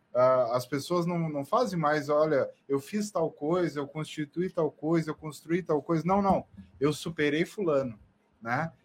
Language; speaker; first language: Portuguese; native; Portuguese